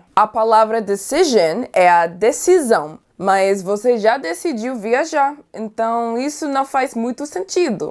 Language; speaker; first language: Portuguese; non-native, fluent; English